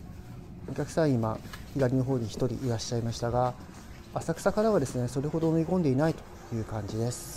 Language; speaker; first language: Japanese; native; Japanese